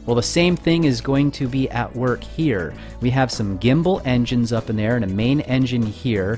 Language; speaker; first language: English; native; English